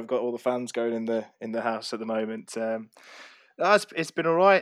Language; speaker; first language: English; native; English